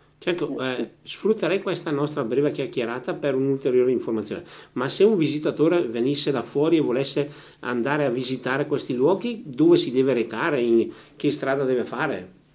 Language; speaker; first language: Italian; native; Italian